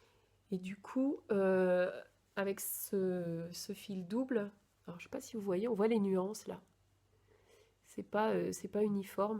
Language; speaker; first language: French; native; French